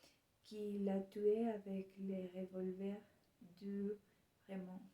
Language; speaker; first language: French; non-native, learner; Spanish